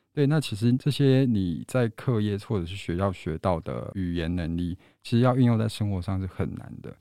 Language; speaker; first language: Chinese; native; Chinese